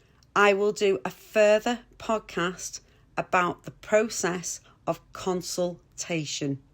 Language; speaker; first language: English; native; English